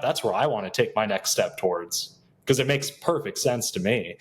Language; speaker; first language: English; native; English